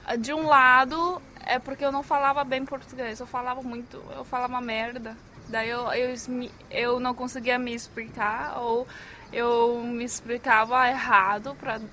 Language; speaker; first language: Portuguese; non-native, fluent; Chinese